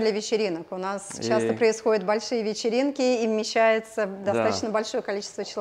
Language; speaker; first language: Russian; native; Russian